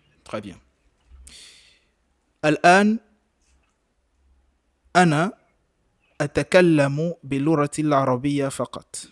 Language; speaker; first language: Arabic; non-native, fluent; French